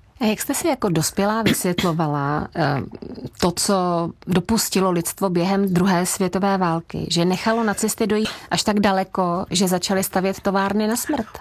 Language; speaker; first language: Czech; native; Czech